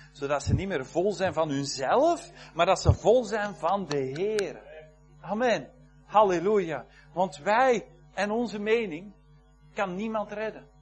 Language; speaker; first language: Dutch; native; Dutch